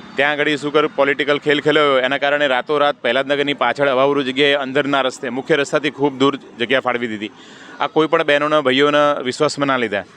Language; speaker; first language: Gujarati; native; Gujarati